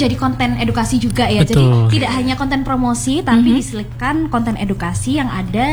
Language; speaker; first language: Indonesian; native; Indonesian